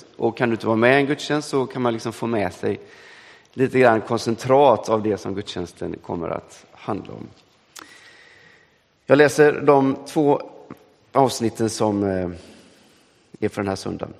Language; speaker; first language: Swedish; native; Swedish